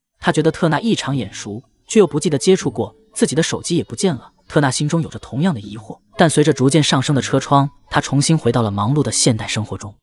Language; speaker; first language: Chinese; native; Chinese